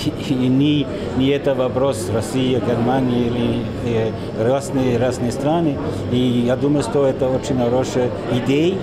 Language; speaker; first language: Russian; non-native, learner; German